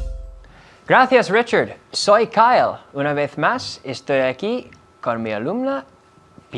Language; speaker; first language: Spanish; non-native, fluent; English